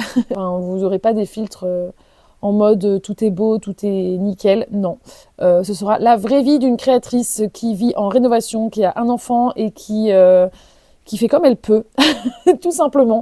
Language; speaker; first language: French; native; French